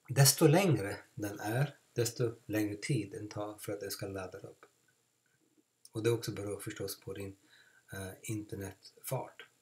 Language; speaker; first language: Swedish; non-native, fluent; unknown